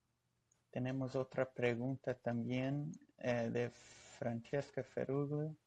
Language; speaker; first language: Spanish; non-native, fluent; Portuguese